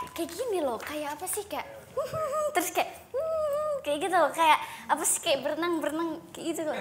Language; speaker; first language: Indonesian; native; Indonesian